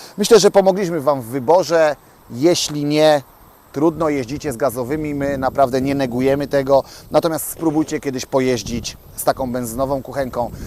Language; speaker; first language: Polish; native; Polish